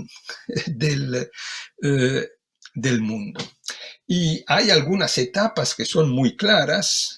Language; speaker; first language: Spanish; non-native, fluent; Italian